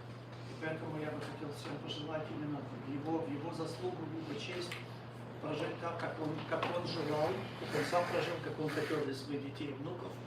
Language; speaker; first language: Russian; native; Russian